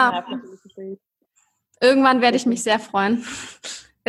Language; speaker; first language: German; native; German